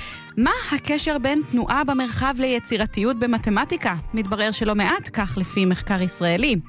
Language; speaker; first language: Hebrew; native; Hebrew